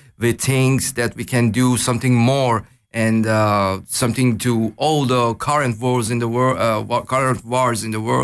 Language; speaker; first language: English; non-native, learner; Persian